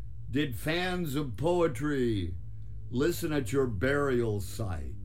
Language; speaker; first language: English; native; English